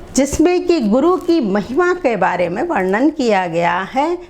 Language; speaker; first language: Hindi; non-native, local second language; Telugu